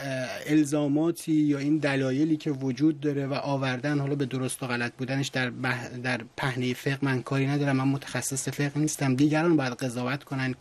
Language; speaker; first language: Persian; native; Persian